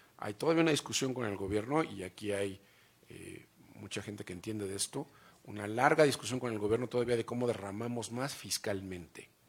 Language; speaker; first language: Spanish; native; Spanish